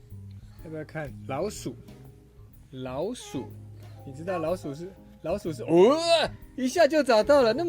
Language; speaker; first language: Chinese; non-native, fluent; English